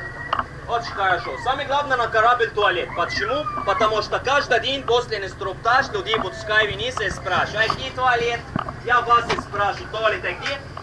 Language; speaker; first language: Russian; non-native, learner; Arabic